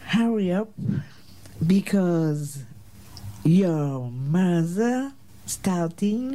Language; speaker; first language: English; non-native, learner; French